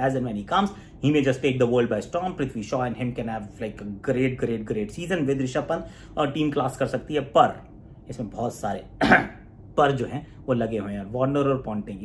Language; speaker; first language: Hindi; native; Hindi